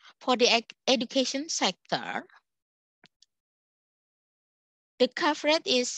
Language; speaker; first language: English; non-native, local second language; Indonesian